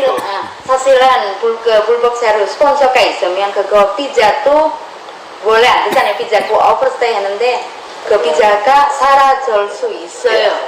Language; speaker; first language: Korean; non-native, fluent; Indonesian